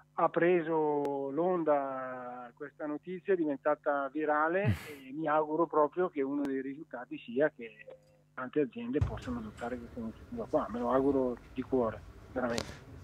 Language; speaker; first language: Italian; native; Italian